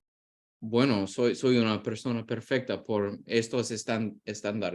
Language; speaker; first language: Spanish; non-native, fluent; English